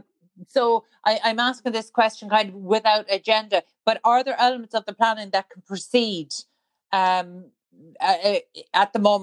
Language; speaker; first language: English; native; English